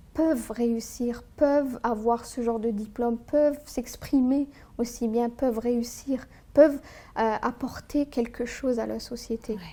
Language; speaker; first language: French; non-native, local second language; Arabic